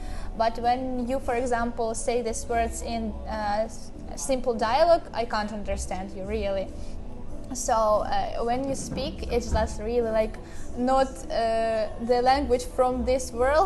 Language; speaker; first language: English; non-native, learner; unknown